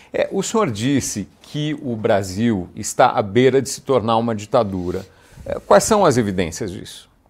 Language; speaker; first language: Portuguese; native; Portuguese